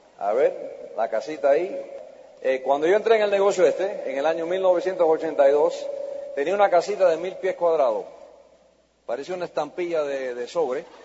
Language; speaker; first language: Spanish; early bilingual, heritage; Spanish